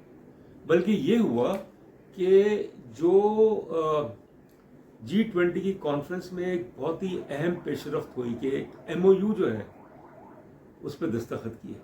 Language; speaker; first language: Urdu; native; Urdu